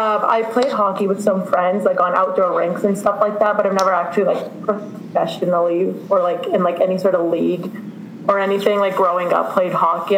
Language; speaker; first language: English; native; English